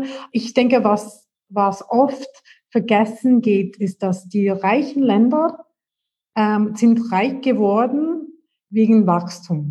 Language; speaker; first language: German; non-native, fluent; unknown